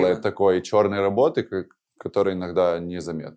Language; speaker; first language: Russian; native; Russian